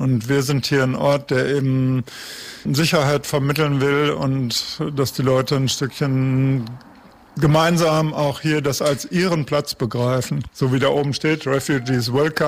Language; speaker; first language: German; native; German